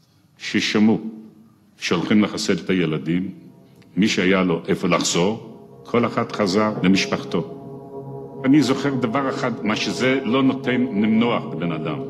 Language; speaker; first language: Hebrew; non-native, fluent; Yiddish